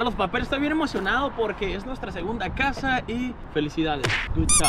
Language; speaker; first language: Spanish; native; Spanish